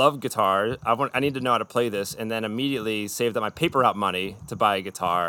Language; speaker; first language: English; native; English